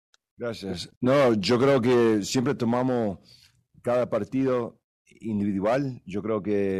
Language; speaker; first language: Spanish; early bilingual, heritage; Spanish